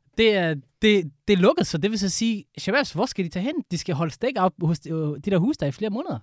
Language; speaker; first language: Danish; early bilingual, other home language; Somali